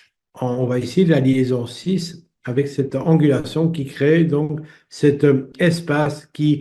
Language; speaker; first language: French; native; French